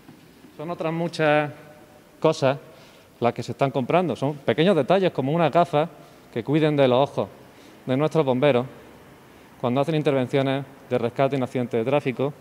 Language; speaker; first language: Spanish; native; Spanish